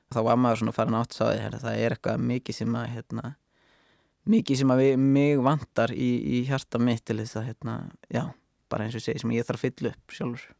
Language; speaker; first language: Icelandic; native; Icelandic